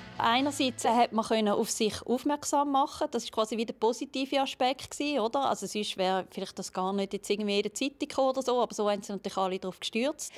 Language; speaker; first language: German; native; German